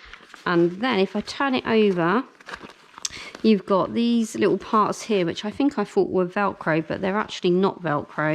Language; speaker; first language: English; native; English